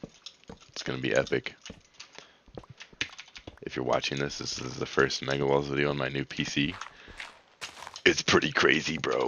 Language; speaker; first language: English; native; English